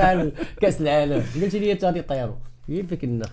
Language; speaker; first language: Arabic; native; Arabic